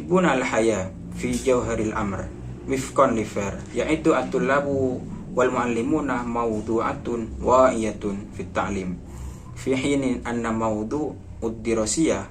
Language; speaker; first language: Arabic; non-native, learner; Indonesian